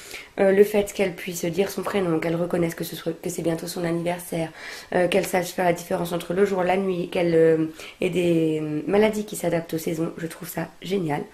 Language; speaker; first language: French; native; French